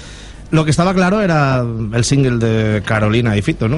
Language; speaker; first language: Spanish; native; Spanish